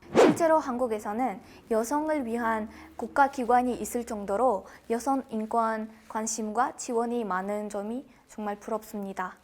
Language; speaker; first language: Korean; non-native, fluent; Kazakh